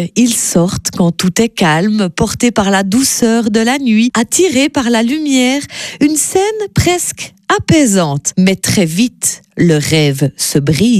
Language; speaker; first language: French; native; French